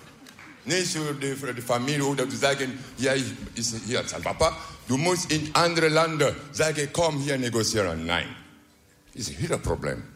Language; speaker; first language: Dutch; non-native, learner; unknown